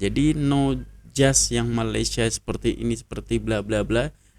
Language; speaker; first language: Indonesian; native; Indonesian